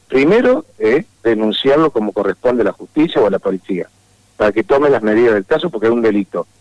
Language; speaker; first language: Spanish; native; Spanish